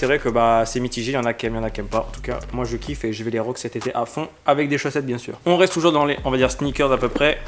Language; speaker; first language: French; native; French